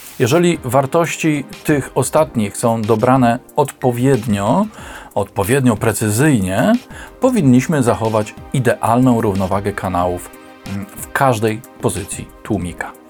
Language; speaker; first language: Polish; native; Polish